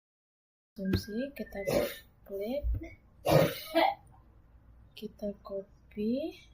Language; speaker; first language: Indonesian; native; Indonesian